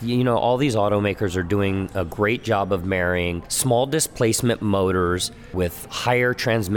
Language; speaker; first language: English; native; English